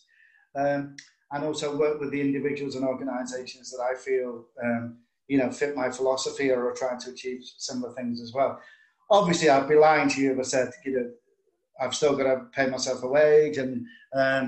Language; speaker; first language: English; native; English